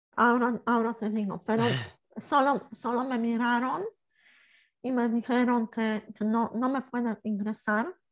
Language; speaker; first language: Spanish; non-native, fluent; Polish